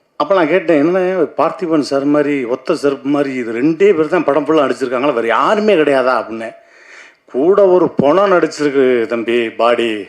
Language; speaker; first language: Tamil; native; Tamil